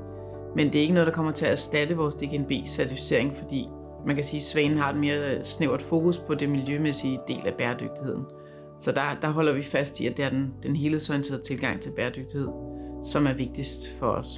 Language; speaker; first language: Danish; native; Danish